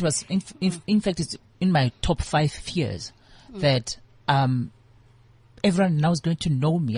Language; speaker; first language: English; non-native, local second language; Northern Sotho